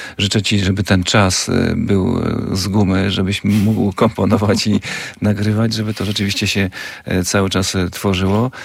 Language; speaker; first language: Polish; native; Polish